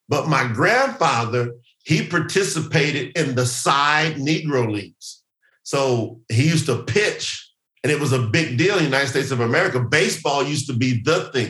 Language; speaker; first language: English; native; English